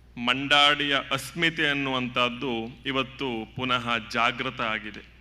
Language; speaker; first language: Kannada; native; Kannada